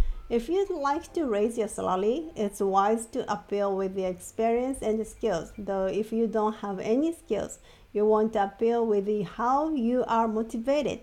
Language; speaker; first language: English; non-native, fluent; Japanese